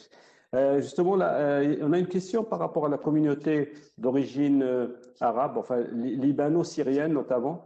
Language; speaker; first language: French; non-native, local second language; Arabic